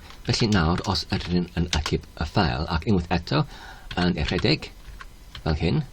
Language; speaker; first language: Welsh; non-native, learner; Polish